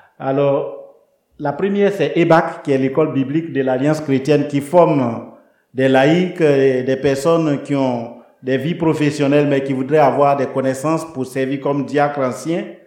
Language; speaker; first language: French; non-native, local second language; Baoulé